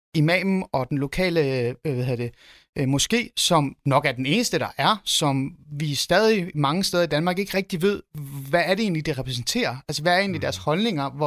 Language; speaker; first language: Danish; early bilingual, other home language; Arabic